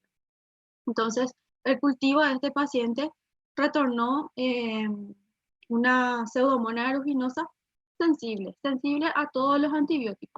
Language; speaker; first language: Spanish; native; Spanish